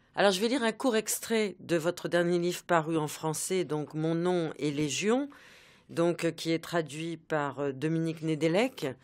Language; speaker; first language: French; native; French